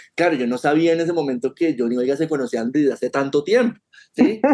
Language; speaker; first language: Spanish; native; Spanish